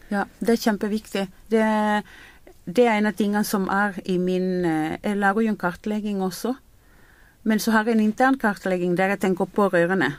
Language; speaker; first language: Norwegian; non-native, fluent; Spanish